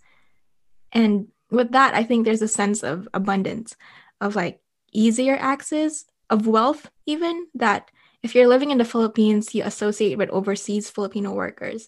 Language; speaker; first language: English; non-native, local second language; Filipino